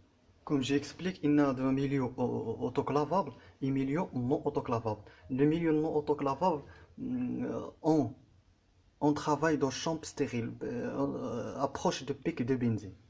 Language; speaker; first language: French; non-native, learner; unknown